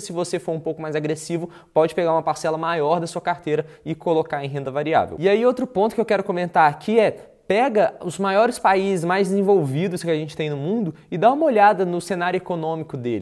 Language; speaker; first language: Portuguese; native; Portuguese